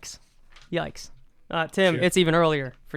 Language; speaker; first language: English; native; English